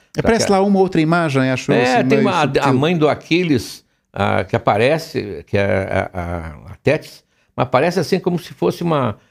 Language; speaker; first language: Portuguese; native; Portuguese